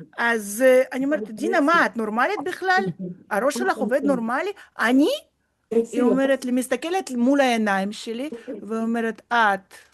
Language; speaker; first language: Hebrew; non-native, fluent; Russian